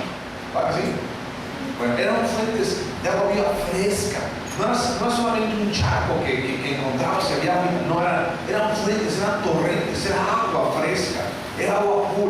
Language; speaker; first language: Spanish; native; Spanish